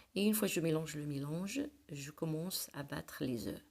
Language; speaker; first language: French; non-native, local second language; Arabic